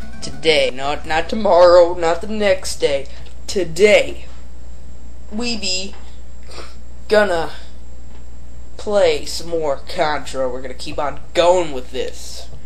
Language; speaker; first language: English; native; English